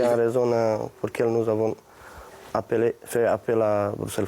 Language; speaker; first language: French; non-native, fluent; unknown